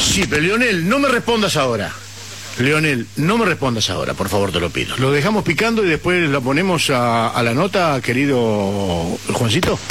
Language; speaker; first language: Spanish; native; Spanish